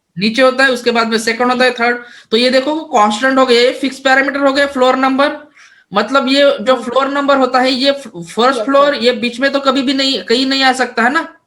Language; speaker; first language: Hindi; non-native, local second language; Marathi